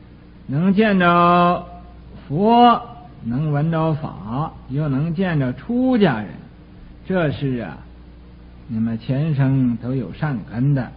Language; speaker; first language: Chinese; native; Chinese